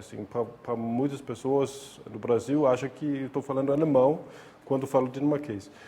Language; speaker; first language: Portuguese; non-native, fluent; Danish